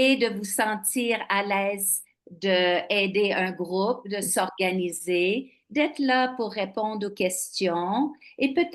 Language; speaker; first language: French; non-native, local second language; English